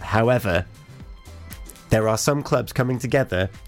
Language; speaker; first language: English; native; English